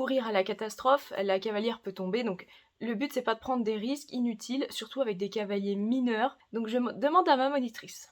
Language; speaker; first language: French; native; French